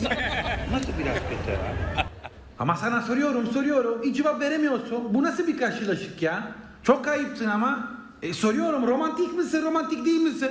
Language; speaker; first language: Turkish; non-native, fluent; Italian